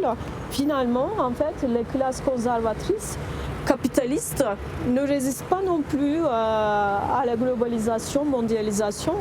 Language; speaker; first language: French; non-native, fluent; Turkish